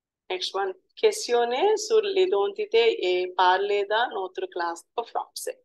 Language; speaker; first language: French; non-native, fluent; Telugu